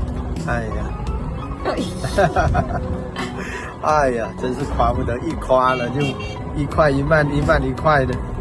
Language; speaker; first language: Chinese; native; Chinese